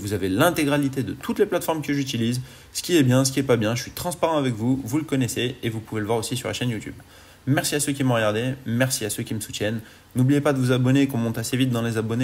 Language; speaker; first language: French; native; French